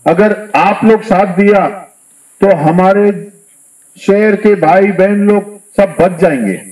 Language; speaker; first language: Hindi; non-native, local second language; Marathi